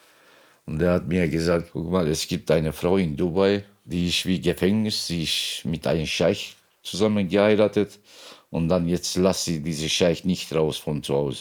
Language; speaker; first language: German; non-native, fluent; Turkish